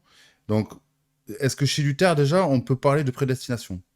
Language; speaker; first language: French; native; French